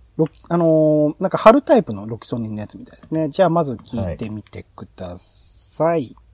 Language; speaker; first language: Japanese; native; Japanese